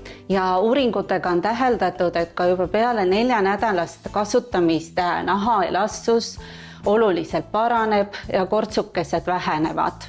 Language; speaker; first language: Estonian; native; Estonian